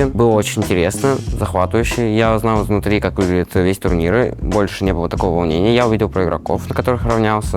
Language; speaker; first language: Russian; native; Russian